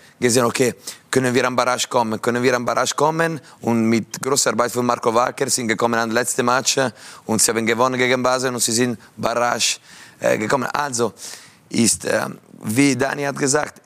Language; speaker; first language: German; non-native, local second language; Italian